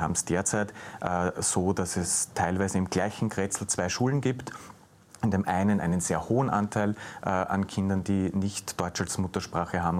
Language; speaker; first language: German; native; German